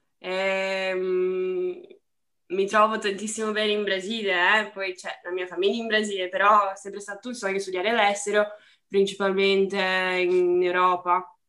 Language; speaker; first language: Italian; non-native, fluent; Portuguese